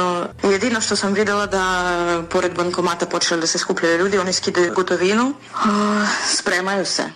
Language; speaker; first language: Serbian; non-native, fluent; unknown